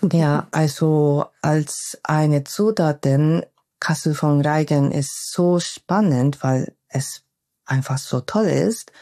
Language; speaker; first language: German; non-native, fluent; Japanese